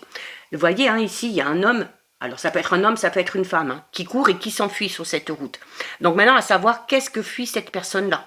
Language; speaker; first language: French; native; French